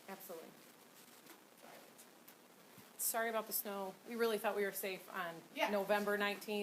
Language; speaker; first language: English; native; English